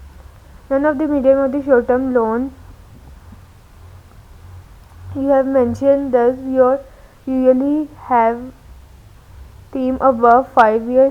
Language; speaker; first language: English; non-native, local second language; Urdu